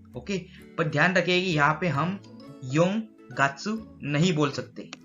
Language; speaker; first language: Hindi; native; Hindi